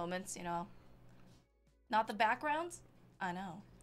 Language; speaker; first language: English; native; English